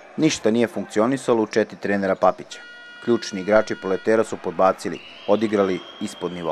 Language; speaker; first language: Serbian; native; Serbian